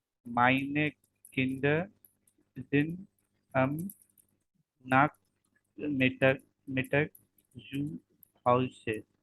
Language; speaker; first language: German; non-native, learner; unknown